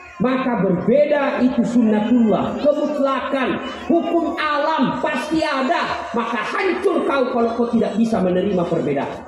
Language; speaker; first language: Indonesian; non-native, local second language; Buginese